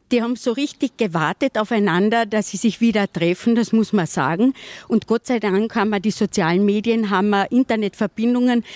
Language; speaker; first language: German; non-native, local second language; Slovenian